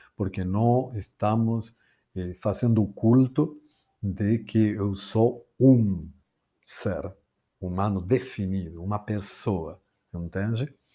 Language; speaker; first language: Portuguese; non-native, fluent; Spanish